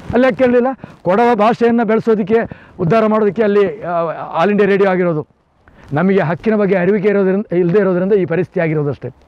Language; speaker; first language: Kannada; non-native, local second language; Kodava